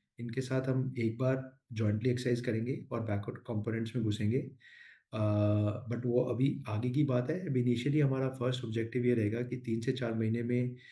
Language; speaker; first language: Hindi; native; Hindi